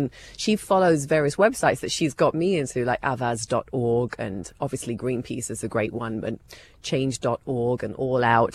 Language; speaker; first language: English; native; English